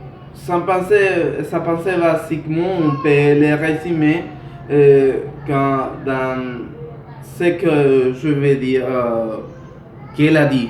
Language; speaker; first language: French; non-native, learner; Spanish